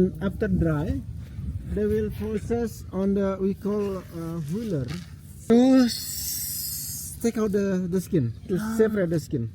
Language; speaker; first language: English; non-native, learner; Indonesian